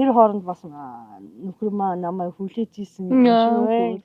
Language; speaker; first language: Mongolian; native; Mongolian